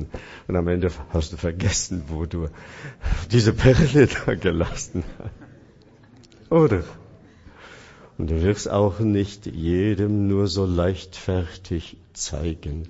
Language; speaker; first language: German; non-native, fluent; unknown